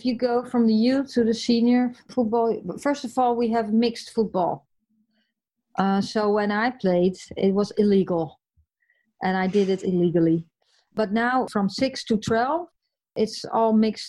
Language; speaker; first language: English; non-native, fluent; Dutch